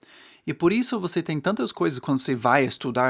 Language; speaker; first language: Portuguese; non-native, fluent; English